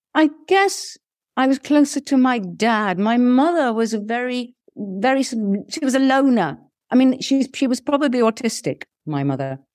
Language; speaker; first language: English; early bilingual, other home language; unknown